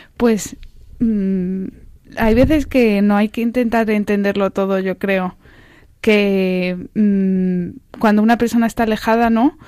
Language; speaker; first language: Spanish; native; Spanish